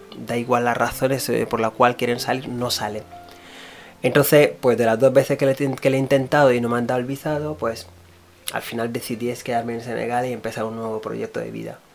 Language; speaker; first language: Spanish; non-native, fluent; Wolof